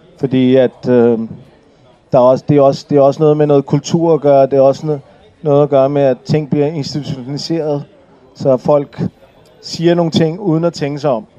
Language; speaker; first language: Danish; early bilingual, other home language; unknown